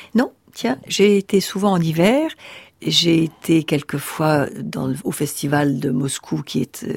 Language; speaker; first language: French; early bilingual, other home language; Russian